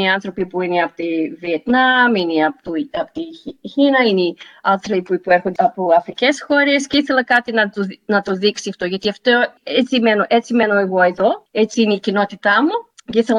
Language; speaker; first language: Greek; early bilingual, heritage; Greek